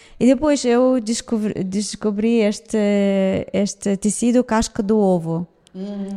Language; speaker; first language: Portuguese; non-native, fluent; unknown